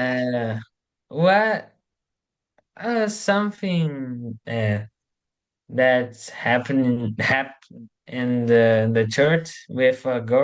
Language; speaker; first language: English; non-native, learner; Portuguese